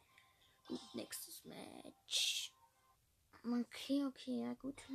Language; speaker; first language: German; native; German